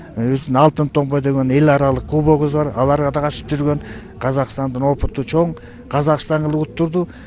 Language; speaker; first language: Kyrgyz; native; Kyrgyz